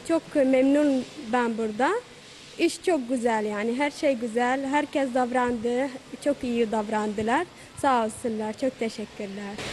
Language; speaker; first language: Turkish; non-native, learner; Arabic